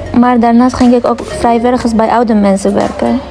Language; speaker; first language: Dutch; non-native, learner; Kurdish